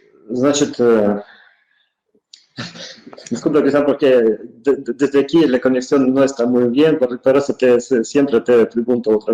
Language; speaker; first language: Spanish; non-native, fluent; Russian